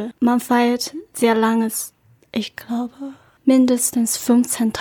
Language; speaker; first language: German; non-native, learner; Chinese